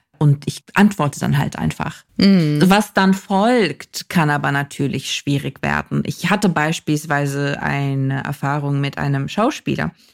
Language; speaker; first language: German; non-native, fluent; Kurdish